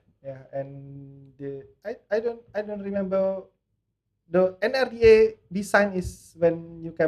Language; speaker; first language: English; non-native, learner; Indonesian